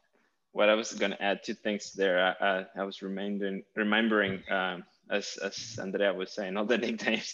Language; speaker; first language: English; non-native, fluent; Spanish